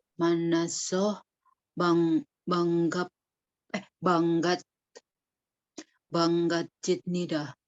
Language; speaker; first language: Korean; non-native, learner; Indonesian